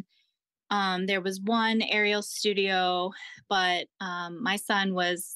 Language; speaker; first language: English; native; English